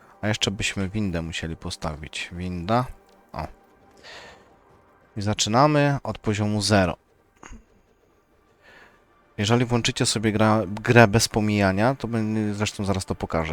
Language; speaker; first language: Polish; native; Polish